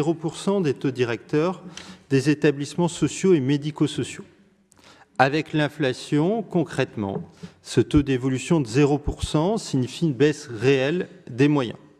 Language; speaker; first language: French; native; French